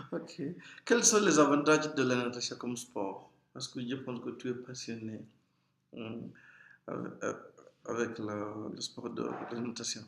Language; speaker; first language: French; non-native, fluent; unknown